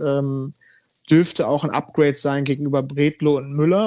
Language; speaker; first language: German; native; German